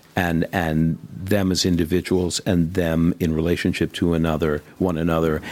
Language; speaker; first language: English; native; English